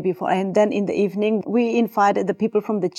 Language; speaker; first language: English; non-native, fluent; Javanese